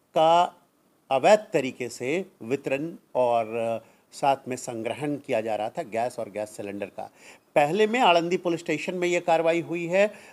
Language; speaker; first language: Hindi; non-native, local second language; Marathi